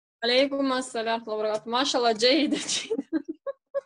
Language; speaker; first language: Arabic; non-native, learner; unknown